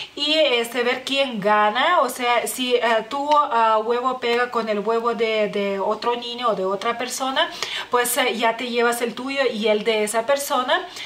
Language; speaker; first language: Spanish; non-native, fluent; Lithuanian